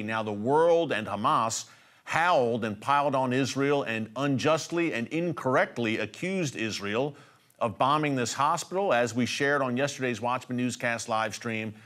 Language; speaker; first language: English; native; English